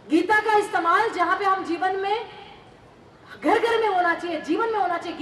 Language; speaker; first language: Hindi; non-native, local second language; Marathi